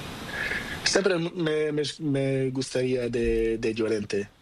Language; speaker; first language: Spanish; non-native, learner; Portuguese